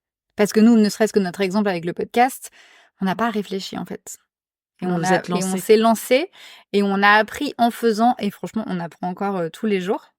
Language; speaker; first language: French; native; French